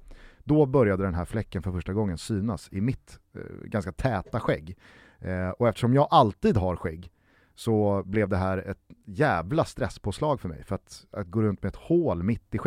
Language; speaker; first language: Swedish; native; Swedish